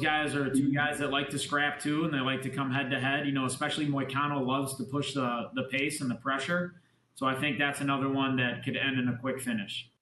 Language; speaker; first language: English; native; English